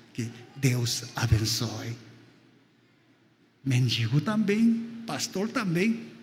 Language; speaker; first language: Portuguese; non-native, fluent; Korean